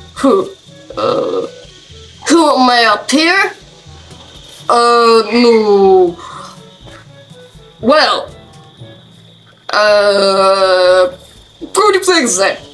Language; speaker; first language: English; non-native, learner; Ukrainian